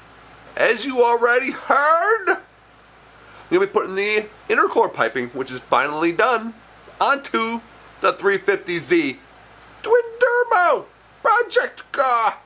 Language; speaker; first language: English; native; English